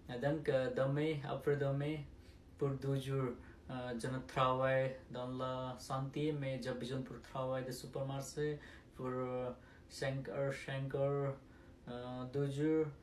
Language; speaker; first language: French; non-native, learner; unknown